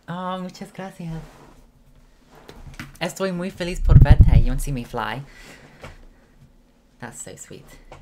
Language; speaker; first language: Spanish; non-native, learner; English